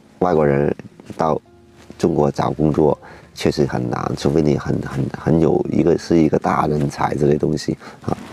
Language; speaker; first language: Chinese; native; Chinese